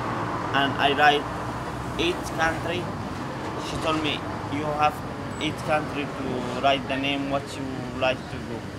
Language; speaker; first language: English; non-native, learner; Arabic